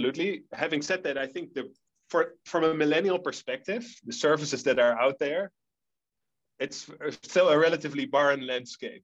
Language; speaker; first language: English; non-native, fluent; Dutch